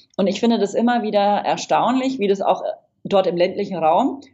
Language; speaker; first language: German; non-native, fluent; English